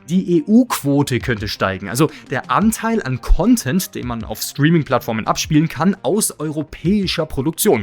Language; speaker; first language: German; native; German